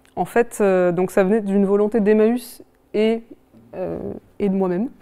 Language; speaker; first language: French; native; French